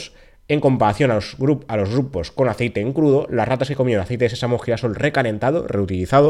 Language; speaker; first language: Spanish; native; Spanish